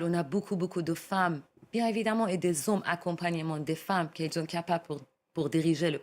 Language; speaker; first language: French; non-native, learner; Persian